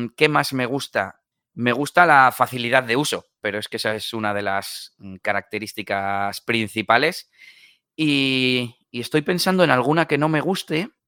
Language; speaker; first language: Spanish; native; Spanish